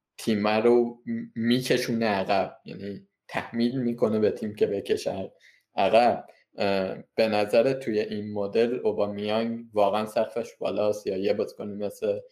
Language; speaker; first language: Persian; native; Persian